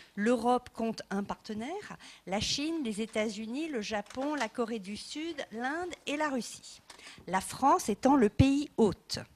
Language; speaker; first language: French; non-native, fluent; English